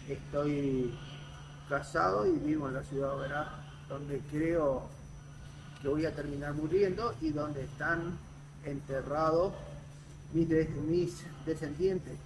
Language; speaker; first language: Spanish; native; Spanish